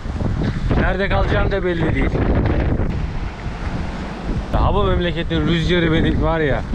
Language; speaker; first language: Turkish; native; Turkish